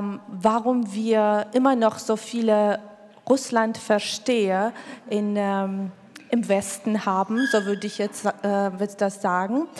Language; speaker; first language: German; non-native, fluent; Georgian